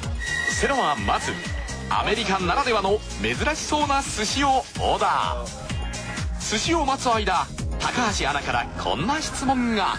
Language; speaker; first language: Japanese; native; Japanese